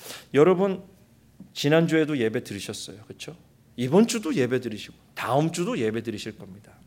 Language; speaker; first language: Korean; early bilingual, heritage; Korean